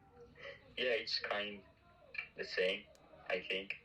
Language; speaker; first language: English; non-native, fluent; Spanish